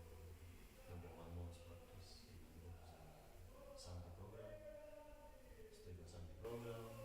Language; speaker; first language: English; non-native, learner; Russian